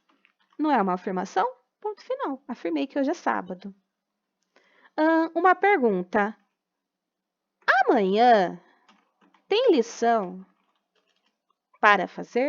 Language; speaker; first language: Portuguese; native; Portuguese